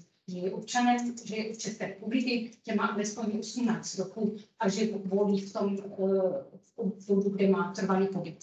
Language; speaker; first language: Czech; non-native, fluent; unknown